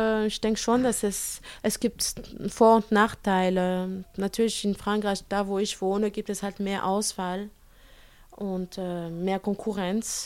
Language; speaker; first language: German; non-native, fluent; French